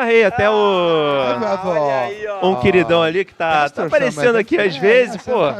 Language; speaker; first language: Portuguese; native; Portuguese